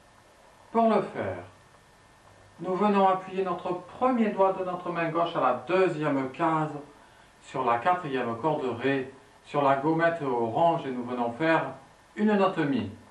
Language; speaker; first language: French; native; French